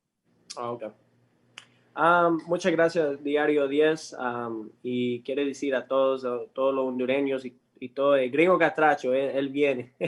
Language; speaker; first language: Spanish; early bilingual, heritage; English